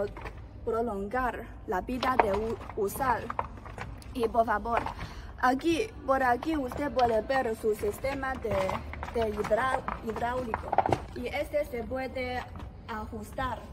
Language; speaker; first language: Spanish; non-native, learner; Chinese